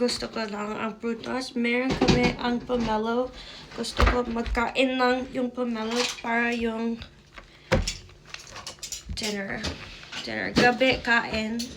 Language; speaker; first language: Filipino; non-native, learner; English